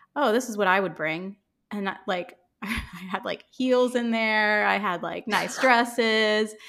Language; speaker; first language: English; native; English